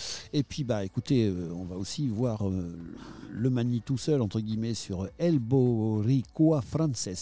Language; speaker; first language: French; native; French